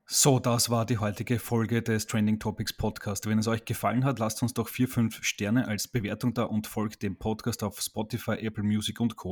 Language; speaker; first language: German; native; German